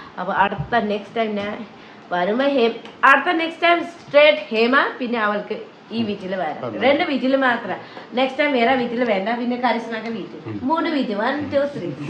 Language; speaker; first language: Malayalam; non-native, learner; Nepali